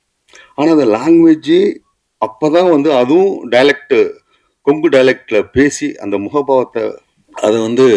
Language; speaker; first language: Tamil; native; Tamil